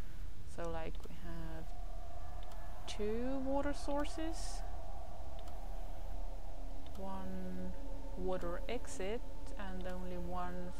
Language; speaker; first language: English; non-native, fluent; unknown